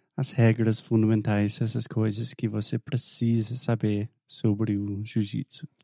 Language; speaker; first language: Portuguese; non-native, fluent; English